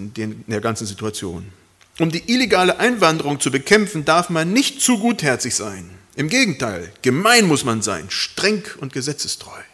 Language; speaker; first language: German; early bilingual, other home language; Spanish